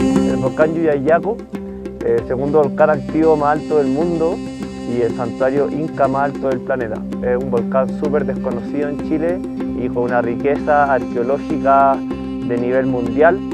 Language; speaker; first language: Spanish; native; Spanish